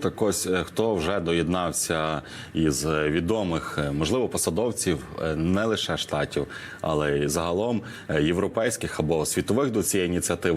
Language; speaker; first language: Ukrainian; native; Ukrainian